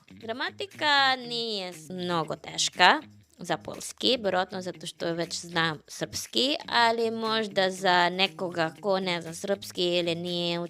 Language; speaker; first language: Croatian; non-native, fluent; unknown